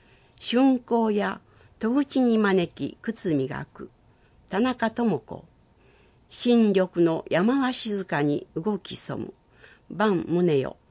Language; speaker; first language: Japanese; native; Japanese